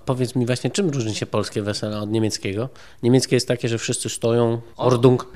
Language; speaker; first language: Polish; native; Polish